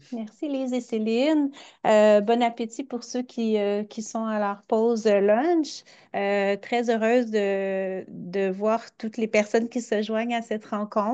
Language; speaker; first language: French; native; French